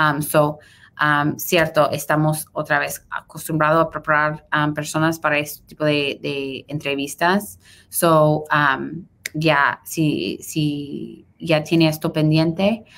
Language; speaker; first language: Spanish; early bilingual, heritage; Spanish